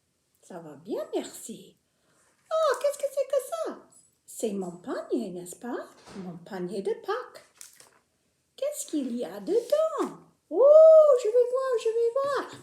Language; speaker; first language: French; non-native, fluent; English